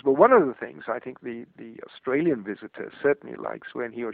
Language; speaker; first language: English; non-native, local second language; Welsh